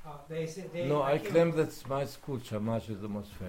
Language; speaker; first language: English; non-native, fluent; Arabic